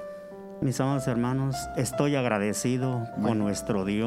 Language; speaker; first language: Spanish; native; Spanish